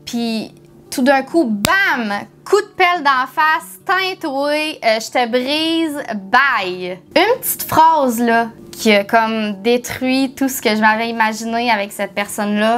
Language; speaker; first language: French; native; French